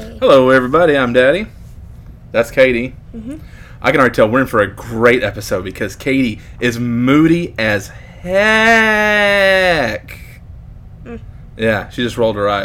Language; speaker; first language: English; native; English